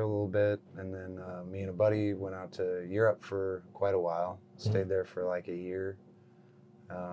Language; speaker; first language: English; native; English